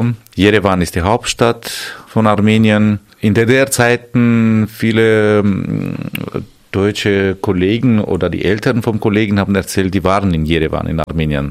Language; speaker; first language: German; non-native, fluent; Armenian